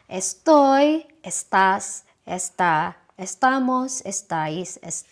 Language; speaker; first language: Spanish; non-native, learner; Filipino